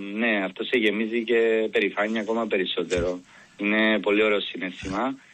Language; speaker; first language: Greek; non-native, fluent; Serbian